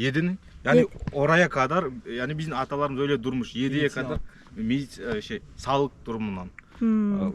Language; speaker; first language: Turkish; non-native, learner; Kazakh